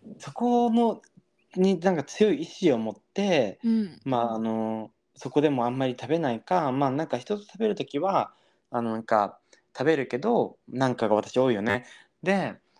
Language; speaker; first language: Japanese; early bilingual, heritage; Japanese